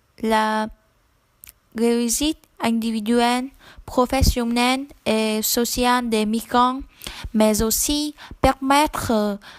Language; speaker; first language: French; non-native, learner; Vietnamese